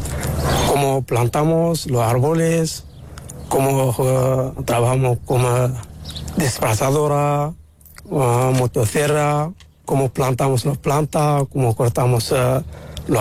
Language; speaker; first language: Spanish; non-native, learner; Arabic